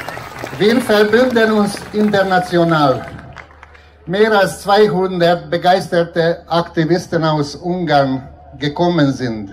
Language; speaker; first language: German; non-native, fluent; Hungarian